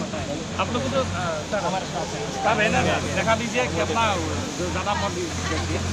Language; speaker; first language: Hindi; non-native, local second language; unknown